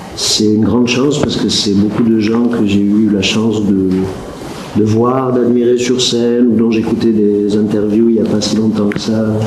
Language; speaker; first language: French; native; French